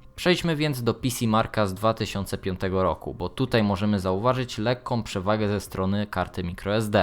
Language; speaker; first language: Polish; native; Polish